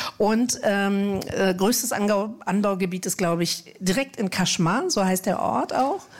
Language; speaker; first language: German; native; German